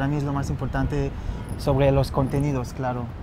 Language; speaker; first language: Spanish; non-native, fluent; Hebrew